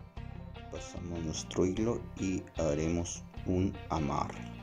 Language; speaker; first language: Spanish; native; Spanish